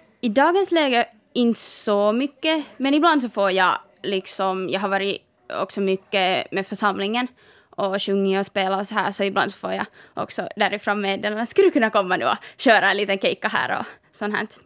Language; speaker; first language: Swedish; native; Swedish